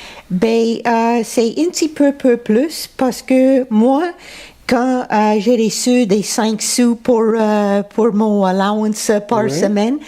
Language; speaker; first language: French; non-native, local second language; English